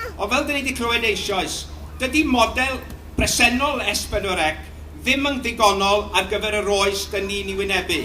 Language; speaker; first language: Welsh; native; Welsh